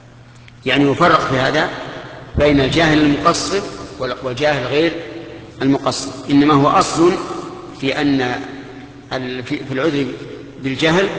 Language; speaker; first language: Arabic; native; Arabic